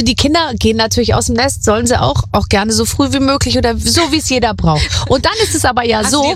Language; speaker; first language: German; native; German